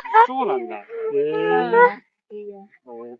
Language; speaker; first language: Japanese; non-native, learner; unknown